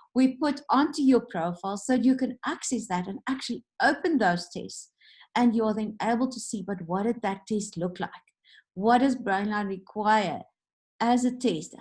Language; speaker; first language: English; non-native, local second language; Afrikaans